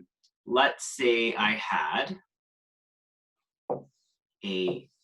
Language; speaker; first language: English; native; English